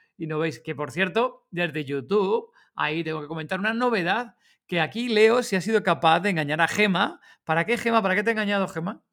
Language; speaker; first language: Spanish; native; Spanish